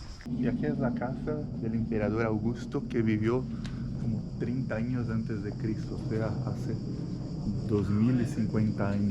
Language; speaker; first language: Spanish; non-native, fluent; Portuguese